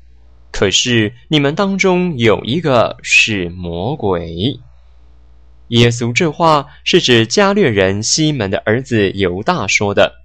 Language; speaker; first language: Chinese; native; Chinese